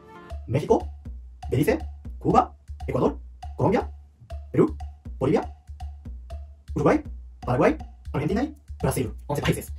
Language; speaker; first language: Spanish; non-native, learner; Japanese